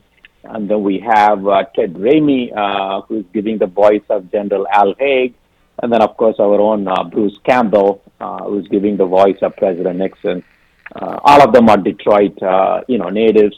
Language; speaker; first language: English; non-native, local second language; Tamil